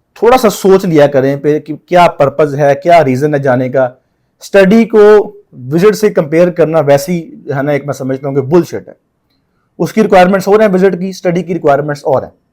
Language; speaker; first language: Urdu; non-native, local second language; Punjabi